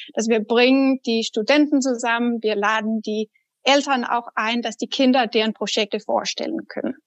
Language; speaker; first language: German; non-native, fluent; Danish